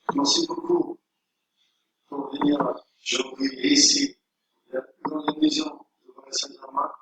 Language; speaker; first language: French; non-native, learner; Arabic